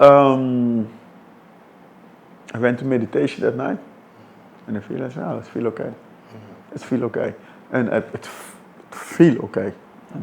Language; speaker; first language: English; non-native, fluent; Dutch